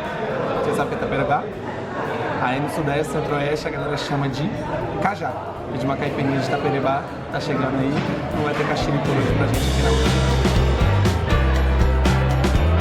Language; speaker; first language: Portuguese; native; Portuguese